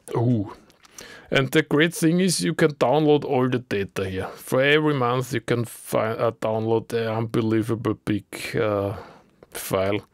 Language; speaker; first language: English; non-native, learner; German